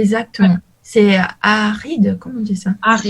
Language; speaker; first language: French; non-native, learner; Portuguese